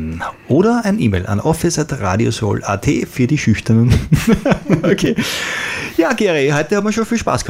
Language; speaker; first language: German; native; German